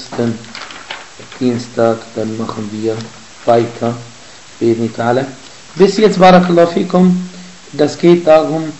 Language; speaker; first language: German; non-native, fluent; Arabic